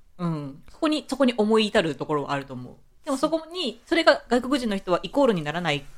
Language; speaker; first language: Japanese; native; Japanese